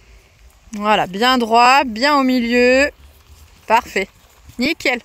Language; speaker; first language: French; native; French